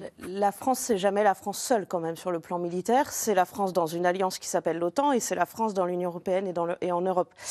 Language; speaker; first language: French; native; French